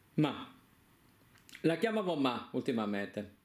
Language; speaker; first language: Italian; native; Italian